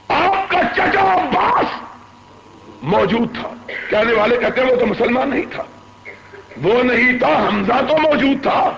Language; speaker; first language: Urdu; non-native, local second language; Punjabi